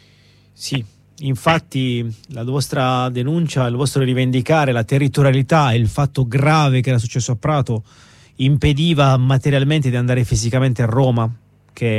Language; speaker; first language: Italian; native; Italian